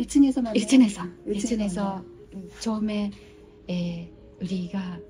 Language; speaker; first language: Korean; non-native, learner; Japanese